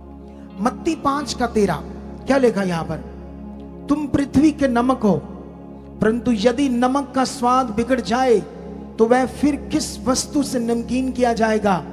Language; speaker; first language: Hindi; native; Hindi